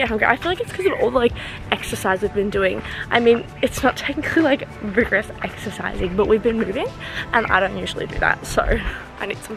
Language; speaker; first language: English; native; English